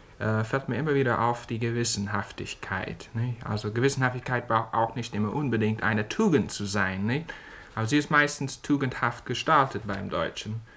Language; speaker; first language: German; non-native, fluent; English